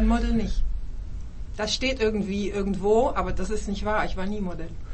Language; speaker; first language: German; early bilingual, heritage; German